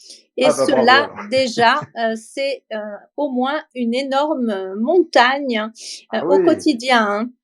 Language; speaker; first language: French; native; French